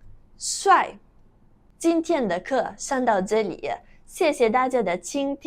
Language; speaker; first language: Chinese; non-native, fluent; Italian